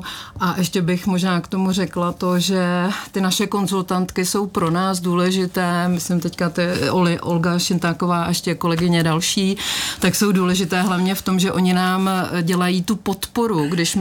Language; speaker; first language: Czech; native; Czech